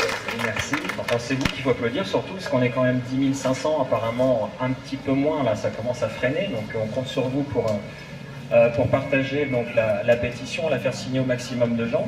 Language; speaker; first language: French; native; French